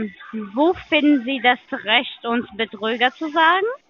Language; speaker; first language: German; non-native, learner; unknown